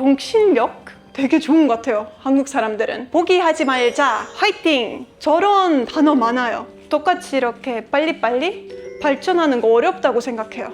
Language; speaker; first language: Korean; non-native, fluent; Estonian